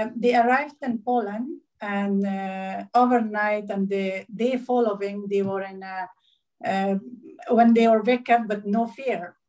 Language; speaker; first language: English; non-native, learner; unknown